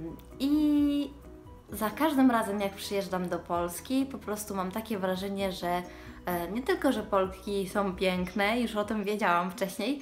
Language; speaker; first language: Polish; early bilingual, heritage; Polish